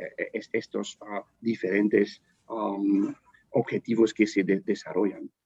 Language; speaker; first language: Spanish; non-native, fluent; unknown